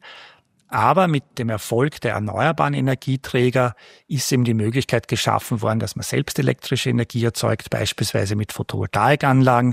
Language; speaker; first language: German; native; German